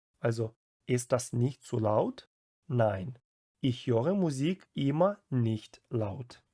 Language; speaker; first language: German; non-native, fluent; Ukrainian